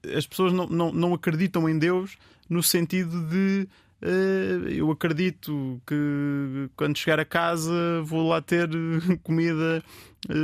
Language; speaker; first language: Portuguese; native; Portuguese